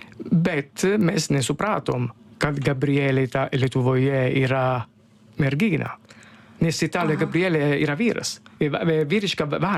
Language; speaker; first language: Lithuanian; non-native, learner; Italian